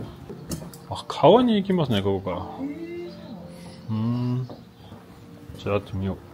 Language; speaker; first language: Japanese; non-native, learner; French